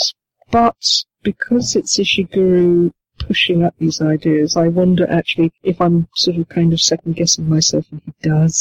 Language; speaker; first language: English; native; English